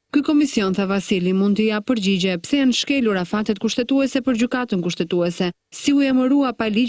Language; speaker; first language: Albanian; native; Albanian